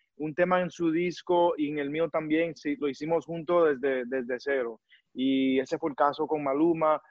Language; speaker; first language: Spanish; early bilingual, heritage; Spanish